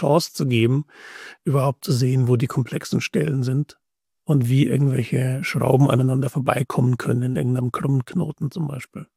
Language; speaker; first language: German; native; German